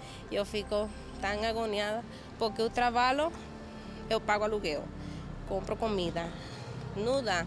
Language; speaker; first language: Portuguese; non-native, learner; Spanish